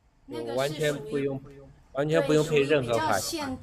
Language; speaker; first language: Chinese; native; Chinese